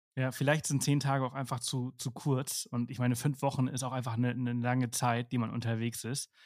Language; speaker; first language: German; non-native, fluent; Spanish